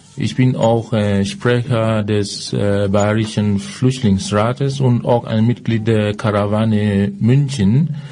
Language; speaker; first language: German; non-native, fluent; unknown